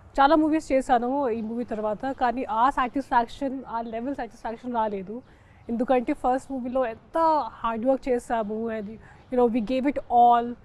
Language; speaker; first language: Telugu; non-native, fluent; Hindi